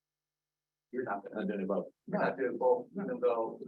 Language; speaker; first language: English; native; English